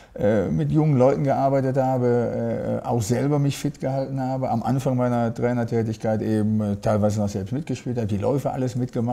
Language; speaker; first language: German; native; German